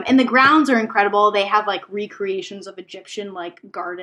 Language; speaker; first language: English; native; English